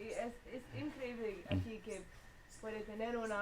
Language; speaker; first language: Spanish; non-native, learner; English